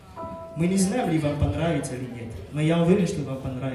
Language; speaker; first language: Russian; non-native, fluent; French